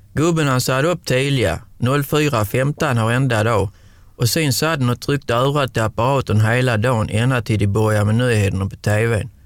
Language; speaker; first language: Swedish; native; Swedish